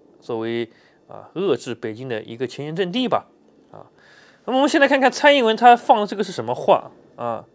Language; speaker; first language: Chinese; native; Chinese